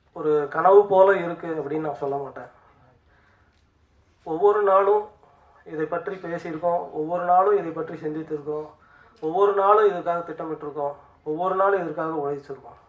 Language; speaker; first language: Tamil; native; Tamil